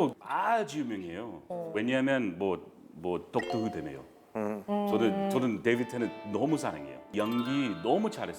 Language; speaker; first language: Korean; non-native, fluent; English